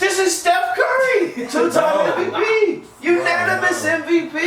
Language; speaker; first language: English; native; English